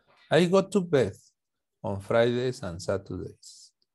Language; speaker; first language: English; non-native, fluent; Spanish